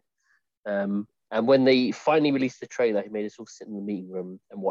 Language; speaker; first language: English; native; English